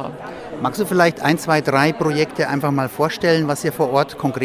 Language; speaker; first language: German; native; German